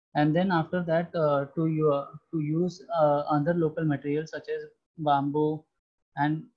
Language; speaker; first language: English; non-native, local second language; Hindi